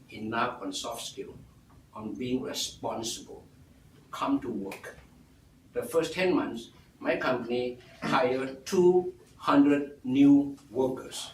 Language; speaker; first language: English; non-native, local second language; Min Nan Chinese